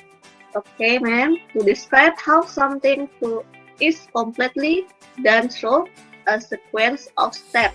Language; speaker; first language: English; non-native, learner; Indonesian